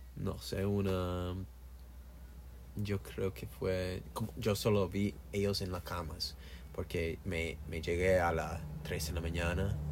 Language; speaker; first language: Spanish; non-native, learner; English